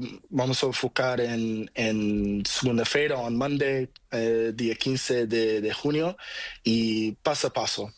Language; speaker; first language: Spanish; non-native, learner; Portuguese